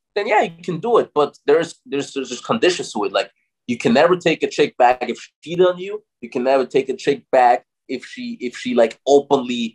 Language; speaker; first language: English; non-native, fluent; German